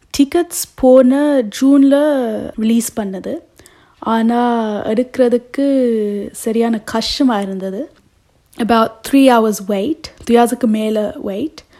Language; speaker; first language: Tamil; early bilingual, heritage; Tamil